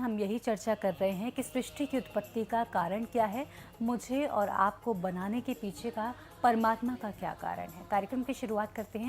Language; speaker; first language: Hindi; native; Hindi